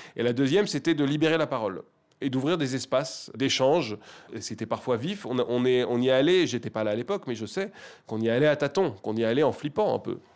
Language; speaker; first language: French; native; French